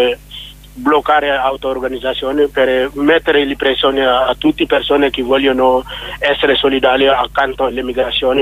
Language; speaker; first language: Italian; non-native, learner; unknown